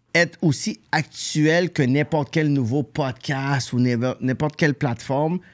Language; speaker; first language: French; native; French